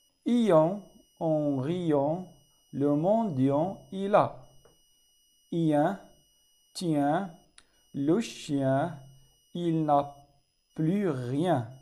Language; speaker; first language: French; non-native, fluent; Arabic